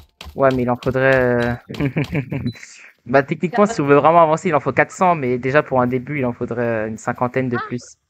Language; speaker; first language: French; native; French